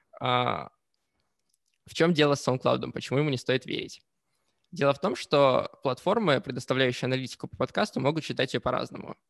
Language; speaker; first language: Russian; native; Russian